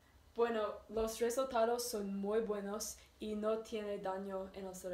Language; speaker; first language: Spanish; non-native, learner; English